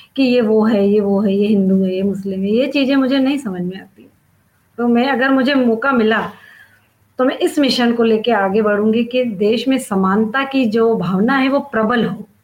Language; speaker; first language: Hindi; non-native, local second language; Sindhi